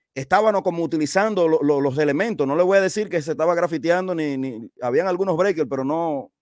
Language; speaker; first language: Spanish; native; Spanish